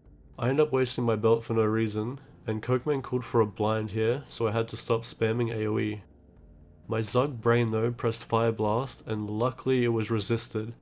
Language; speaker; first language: English; native; English